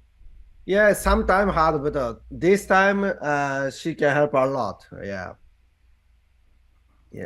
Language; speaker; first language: English; non-native, learner; Japanese